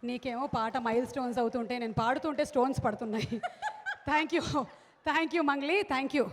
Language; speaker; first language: Telugu; native; Telugu